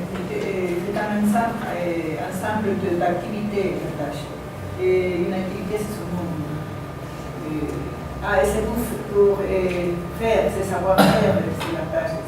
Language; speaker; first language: French; non-native, fluent; Spanish